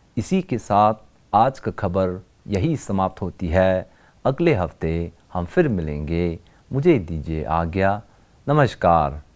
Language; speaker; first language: Hindi; non-native, local second language; Tibetan